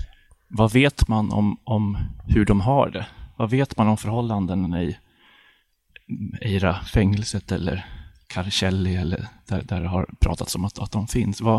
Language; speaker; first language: Swedish; native; Swedish